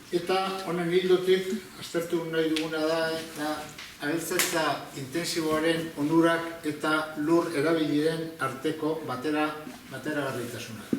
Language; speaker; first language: Basque; native; Basque